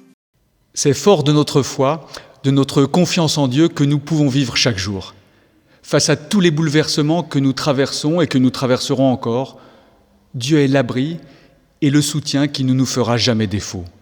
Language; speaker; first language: French; native; French